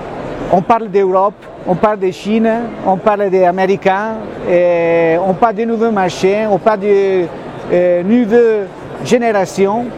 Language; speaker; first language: French; non-native, fluent; Italian